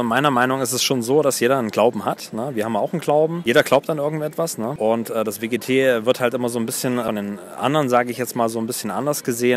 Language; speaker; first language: German; native; German